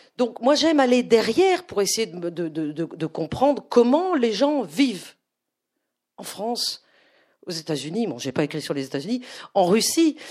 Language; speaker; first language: French; native; French